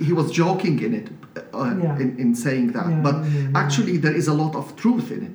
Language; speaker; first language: English; non-native, fluent; Arabic